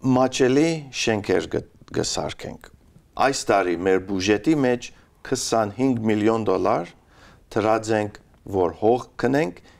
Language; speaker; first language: Armenian; early bilingual, heritage; Armenian